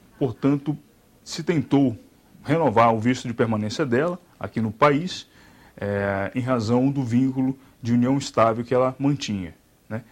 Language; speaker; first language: Portuguese; native; Portuguese